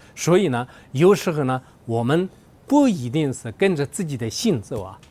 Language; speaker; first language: Chinese; non-native, local second language; Tibetan